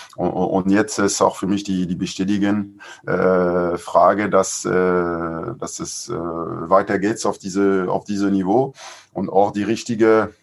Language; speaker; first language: German; non-native, fluent; French